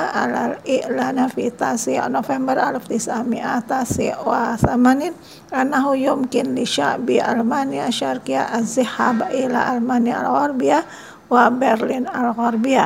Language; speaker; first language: Arabic; non-native, learner; Indonesian